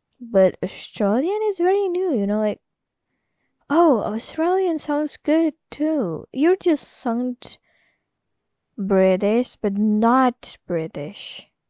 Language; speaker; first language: English; non-native, learner; Indonesian